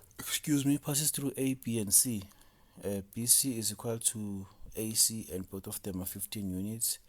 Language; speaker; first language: English; non-native, local second language; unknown